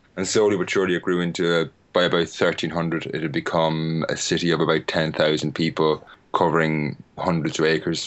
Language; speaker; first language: English; native; English